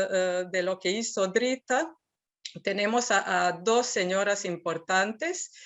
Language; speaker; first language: Spanish; non-native, fluent; Serbian